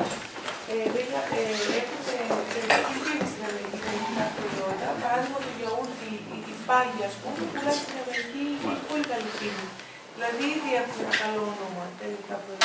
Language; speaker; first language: Greek; native; Greek